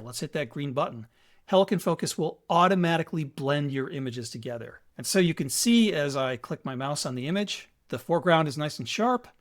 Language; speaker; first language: English; native; English